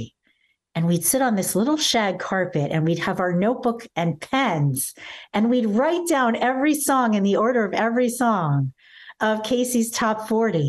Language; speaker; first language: English; native; English